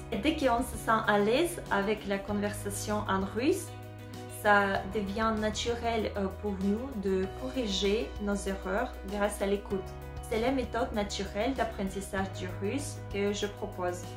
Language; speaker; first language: French; non-native, fluent; Russian